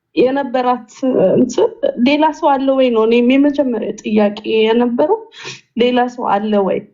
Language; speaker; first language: Amharic; native; Amharic